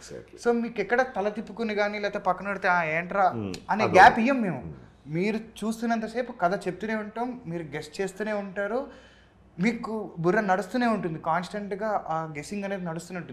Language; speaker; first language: Telugu; native; Telugu